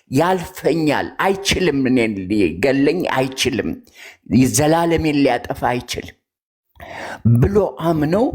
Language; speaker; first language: Amharic; native; Amharic